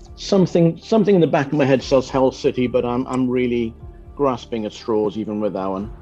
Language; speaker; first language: English; native; English